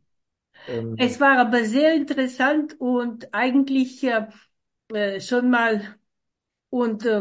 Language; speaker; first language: German; non-native, fluent; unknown